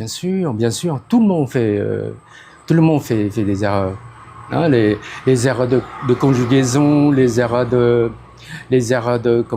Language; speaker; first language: French; non-native, fluent; Khmer